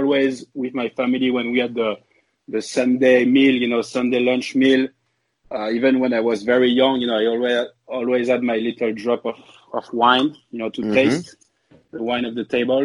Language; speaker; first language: English; non-native, fluent; French